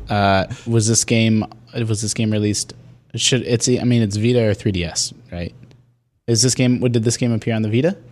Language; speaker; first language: English; native; English